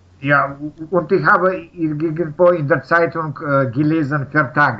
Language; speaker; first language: German; non-native, learner; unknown